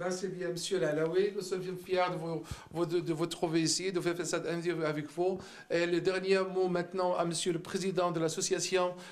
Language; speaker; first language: French; non-native, local second language; Arabic